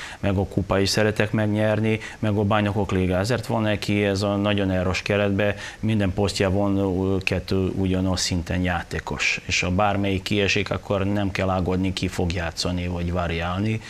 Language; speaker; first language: Hungarian; non-native, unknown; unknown